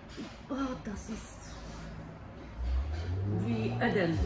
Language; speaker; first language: German; non-native, learner; Polish